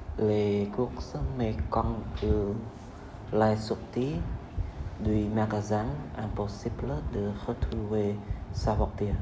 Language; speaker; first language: French; non-native, learner; Vietnamese